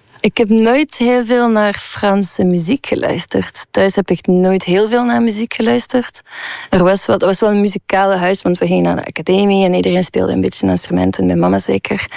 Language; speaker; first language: Dutch; non-native, local second language; French